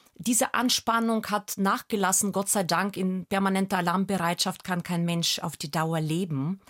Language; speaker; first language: German; non-native, fluent; Russian